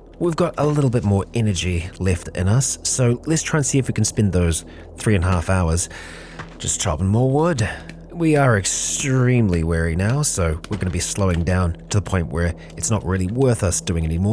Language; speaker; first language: English; native; English